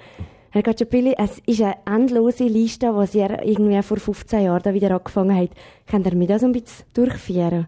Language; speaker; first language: German; native; German